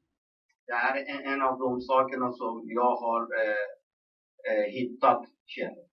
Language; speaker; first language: Swedish; non-native, local second language; Persian